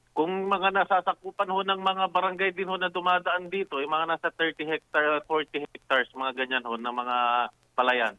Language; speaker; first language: Filipino; non-native, local second language; Pangasinan